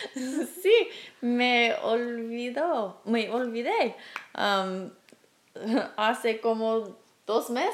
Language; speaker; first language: Spanish; non-native, fluent; English